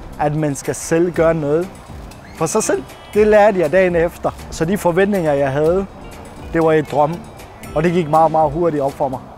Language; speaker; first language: Danish; non-native, fluent; Persian